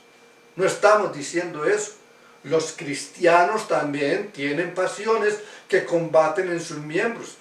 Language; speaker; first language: Spanish; native; Spanish